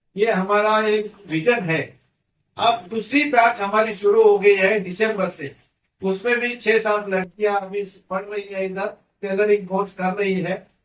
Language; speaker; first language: Hindi; non-native, local second language; Marathi